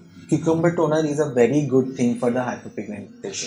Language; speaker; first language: English; non-native, local second language; Bangla